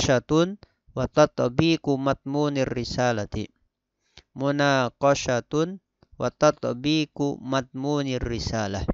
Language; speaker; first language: Arabic; non-native, fluent; Indonesian